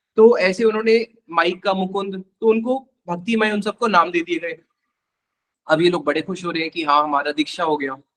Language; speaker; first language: Hindi; native; Hindi